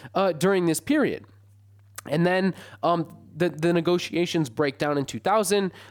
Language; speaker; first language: English; native; English